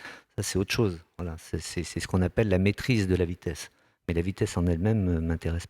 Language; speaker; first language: French; native; French